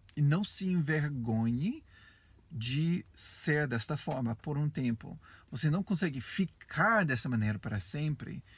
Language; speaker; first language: Portuguese; non-native, fluent; English